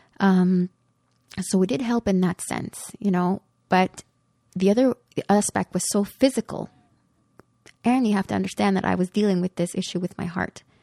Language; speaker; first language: English; early bilingual, other home language; Spanish